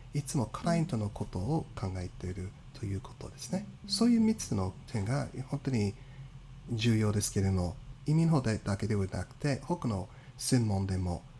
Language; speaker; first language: Japanese; non-native, fluent; English